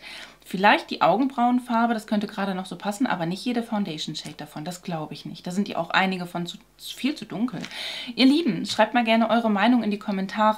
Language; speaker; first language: German; native; German